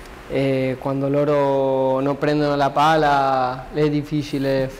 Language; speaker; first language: Italian; non-native, learner; Spanish